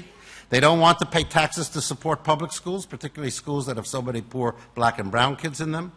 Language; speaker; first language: English; native; English